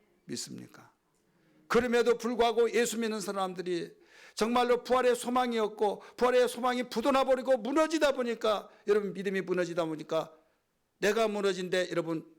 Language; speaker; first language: Korean; native; Korean